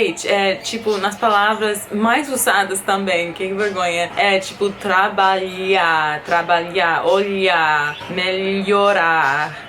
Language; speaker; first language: Portuguese; non-native, fluent; English